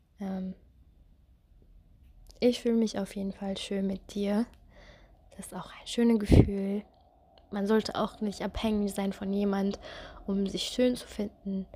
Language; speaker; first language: German; non-native, fluent; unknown